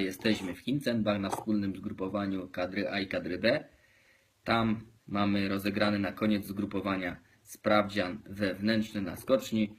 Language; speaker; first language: Polish; native; Polish